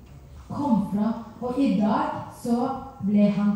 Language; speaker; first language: Norwegian; non-native, fluent; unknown